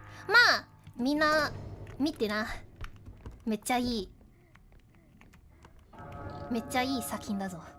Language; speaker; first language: Japanese; non-native, learner; English